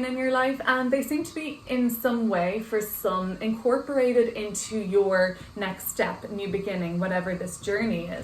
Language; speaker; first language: English; native; English